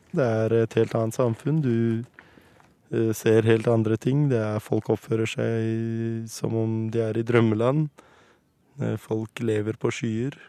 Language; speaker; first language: Norwegian; early bilingual, other home language; Kurdish